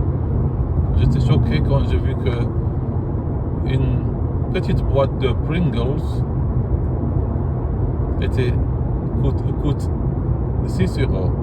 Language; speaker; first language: French; non-native, fluent; Arabic